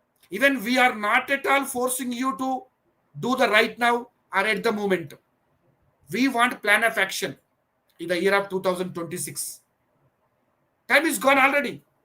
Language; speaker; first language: English; non-native, local second language; Telugu